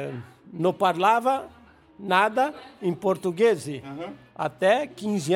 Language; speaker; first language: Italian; non-native, learner; Portuguese